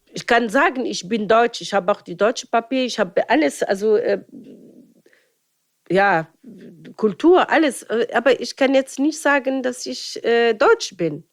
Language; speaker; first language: German; non-native, fluent; Arabic